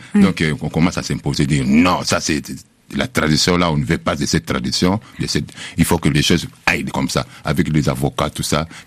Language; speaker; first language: French; non-native, local second language; Lingala